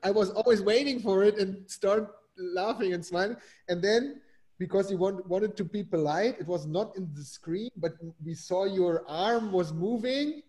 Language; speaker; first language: English; non-native, fluent; German